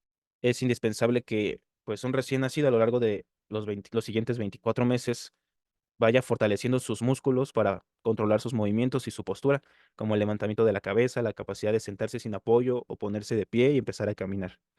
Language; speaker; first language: Spanish; native; Spanish